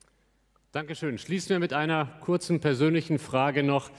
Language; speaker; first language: German; native; German